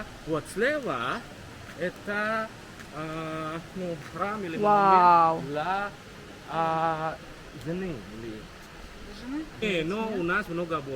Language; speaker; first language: Russian; non-native, learner; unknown